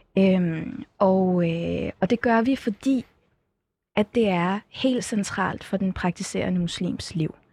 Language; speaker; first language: Danish; native; Danish